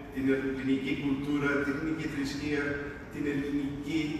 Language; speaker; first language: Greek; early bilingual, heritage; Greek